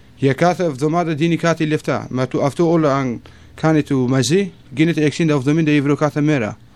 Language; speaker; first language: Greek; non-native, learner; Kurdish